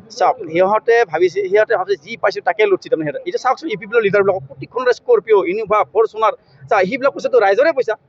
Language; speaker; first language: Assamese; non-native, local second language; Bodo